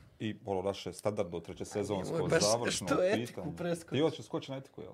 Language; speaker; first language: Bosnian; native; Bosnian